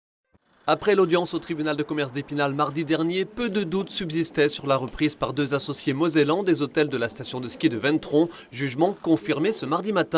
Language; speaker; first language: French; native; French